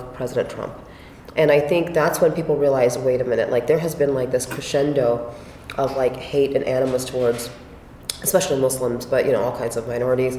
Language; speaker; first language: English; native; English